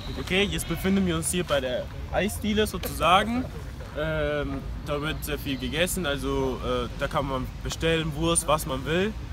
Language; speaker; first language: German; early bilingual, other home language; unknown